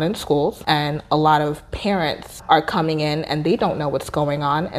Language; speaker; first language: English; native; English